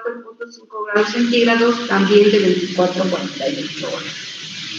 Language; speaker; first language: Spanish; native; Spanish